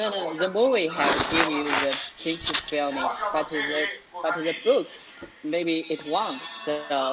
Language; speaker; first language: English; non-native, learner; Chinese